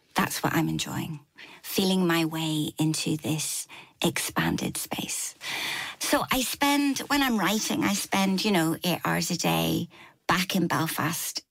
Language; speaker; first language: English; native; English